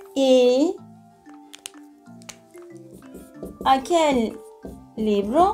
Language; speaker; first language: Spanish; non-native, fluent; Turkish